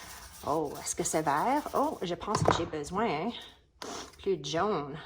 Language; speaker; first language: French; non-native, learner; English